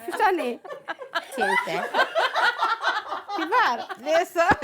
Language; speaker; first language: Swedish; non-native, fluent; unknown